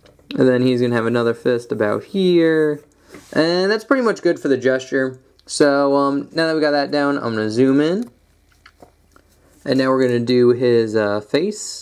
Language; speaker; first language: English; native; English